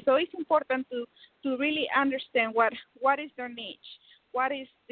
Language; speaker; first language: English; non-native, fluent; Spanish